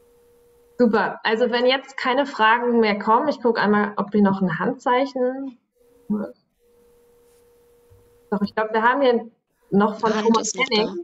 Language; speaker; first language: German; native; German